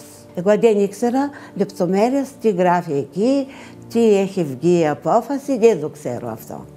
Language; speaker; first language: Greek; non-native, learner; Bulgarian